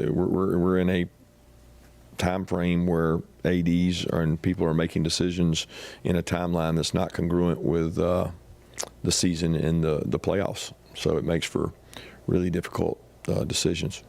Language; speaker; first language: English; native; English